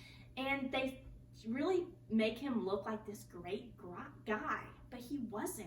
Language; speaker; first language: English; native; English